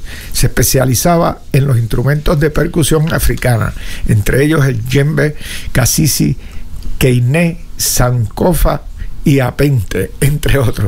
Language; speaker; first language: Spanish; native; Spanish